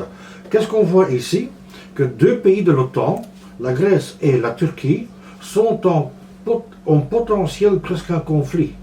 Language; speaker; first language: French; non-native, local second language; Dutch